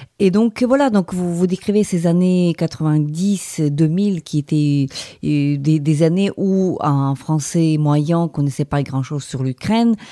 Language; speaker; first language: French; non-native, fluent; Ukrainian